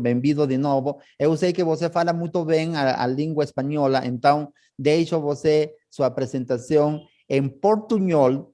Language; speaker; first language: Portuguese; non-native, learner; Spanish